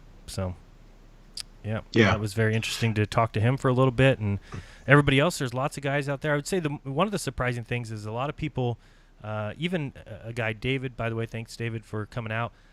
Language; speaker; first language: English; native; English